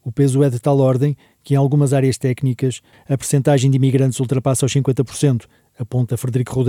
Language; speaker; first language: Portuguese; native; Portuguese